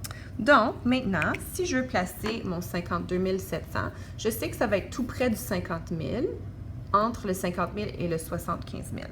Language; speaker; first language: French; native; French